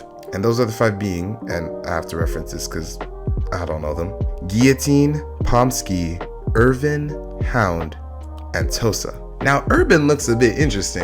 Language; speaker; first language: English; native; English